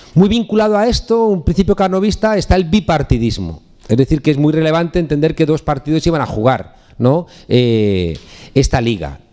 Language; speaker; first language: Spanish; native; Spanish